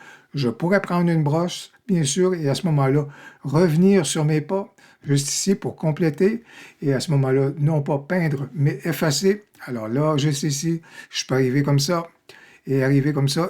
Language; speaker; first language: French; native; French